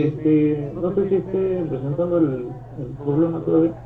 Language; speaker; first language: Spanish; native; Spanish